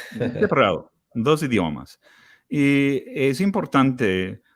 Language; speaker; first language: Spanish; non-native, learner; English